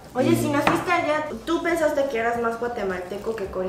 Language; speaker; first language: Spanish; early bilingual, other home language; Korean